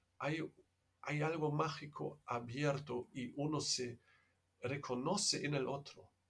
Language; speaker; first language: Spanish; non-native, fluent; German